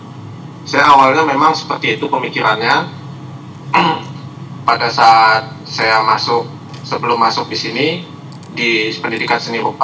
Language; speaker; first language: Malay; non-native, local second language; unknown